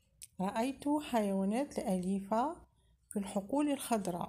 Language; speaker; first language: Arabic; native; Arabic